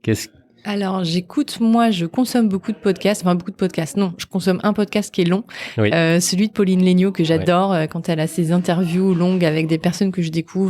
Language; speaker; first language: French; native; French